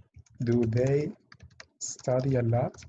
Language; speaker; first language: English; non-native, fluent; Spanish